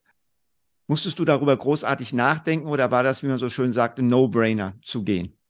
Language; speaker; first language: German; native; German